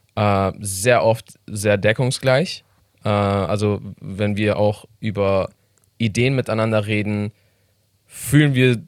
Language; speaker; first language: German; non-native, fluent; Persian